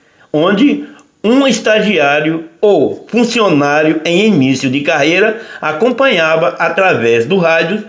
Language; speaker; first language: Portuguese; native; Portuguese